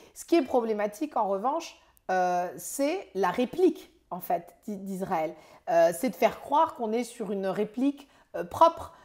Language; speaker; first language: French; native; French